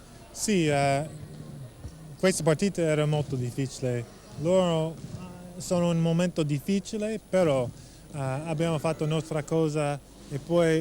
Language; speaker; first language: Italian; non-native, fluent; English